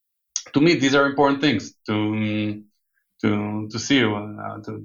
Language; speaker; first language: English; non-native, fluent; Hebrew